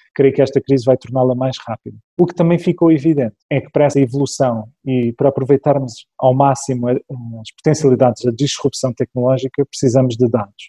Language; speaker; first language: Portuguese; early bilingual, other home language; English